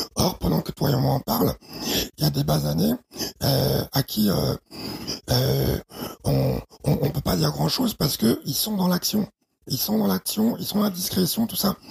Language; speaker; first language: French; early bilingual, other home language; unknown